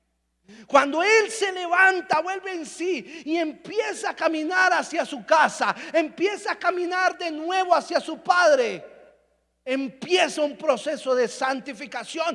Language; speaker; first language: Spanish; native; Spanish